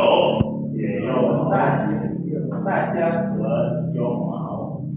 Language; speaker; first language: Chinese; non-native, learner; Indonesian